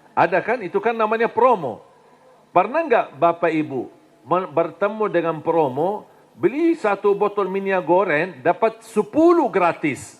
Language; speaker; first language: Indonesian; non-native, fluent; Arabic